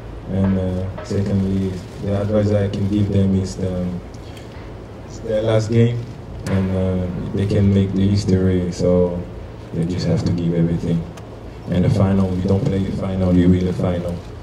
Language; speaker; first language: English; non-native, fluent; French